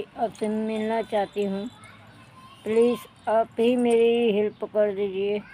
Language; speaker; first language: Hindi; non-native, local second language; Bhojpuri